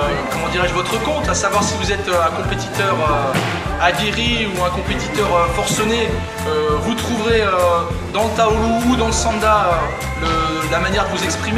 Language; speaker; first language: French; native; French